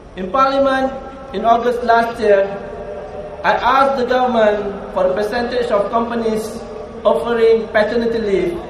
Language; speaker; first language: English; non-native, local second language; Malay